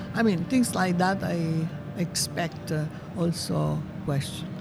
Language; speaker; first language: English; non-native, fluent; Italian